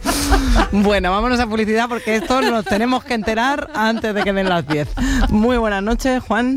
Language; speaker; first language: Spanish; native; Spanish